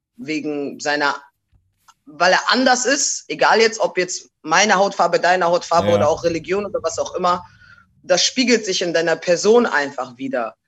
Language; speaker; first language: German; early bilingual, other home language; Portuguese